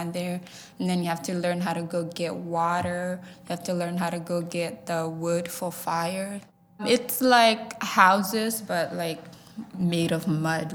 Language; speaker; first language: English; early bilingual, other home language; Somali